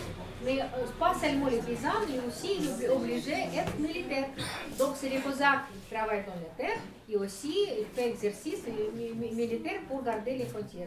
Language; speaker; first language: French; non-native, learner; Russian